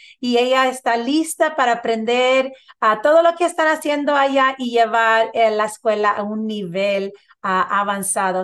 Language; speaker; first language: Spanish; early bilingual, heritage; Spanish